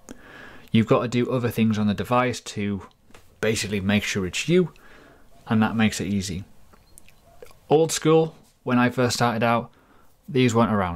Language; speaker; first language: English; native; English